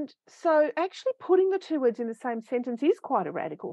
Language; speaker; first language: English; native; English